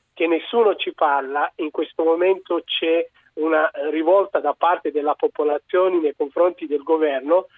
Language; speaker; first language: Italian; non-native, fluent; Tigrinya